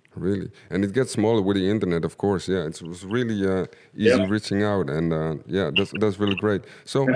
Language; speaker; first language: English; non-native, fluent; Dutch